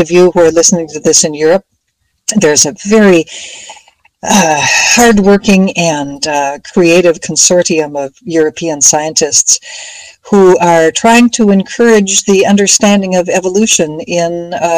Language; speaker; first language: English; native; English